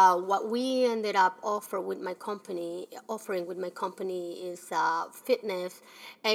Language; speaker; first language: English; early bilingual, other home language; Spanish